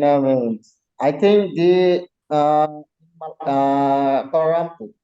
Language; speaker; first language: English; non-native, learner; Bangla